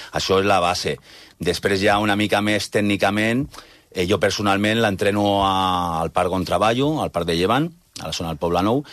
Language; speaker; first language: Catalan; native; Catalan